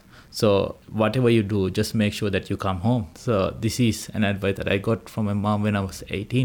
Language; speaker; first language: English; non-native, local second language; Sinhala